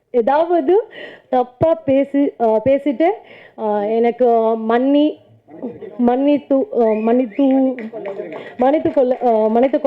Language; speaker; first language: Tamil; non-native, learner; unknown